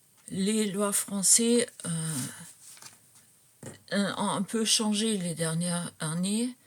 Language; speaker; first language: French; non-native, fluent; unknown